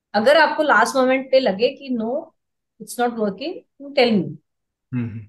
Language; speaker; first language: Hindi; non-native, local second language; Marathi